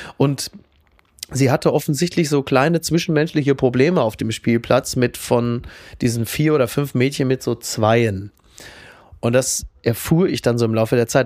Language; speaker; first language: German; native; German